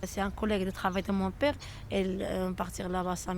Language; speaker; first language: French; non-native, learner; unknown